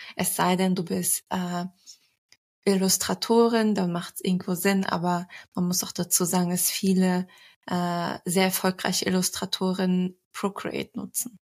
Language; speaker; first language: German; early bilingual, other home language; Turkish